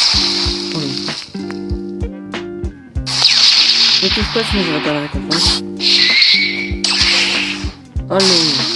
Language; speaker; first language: French; native; French